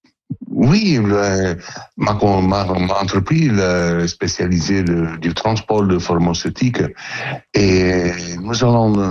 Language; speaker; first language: French; non-native, learner; Italian